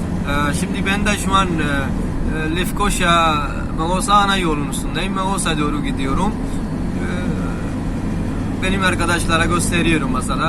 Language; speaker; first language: Turkish; non-native, learner; Urdu